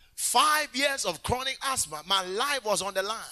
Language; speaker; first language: English; non-native, local second language; Akan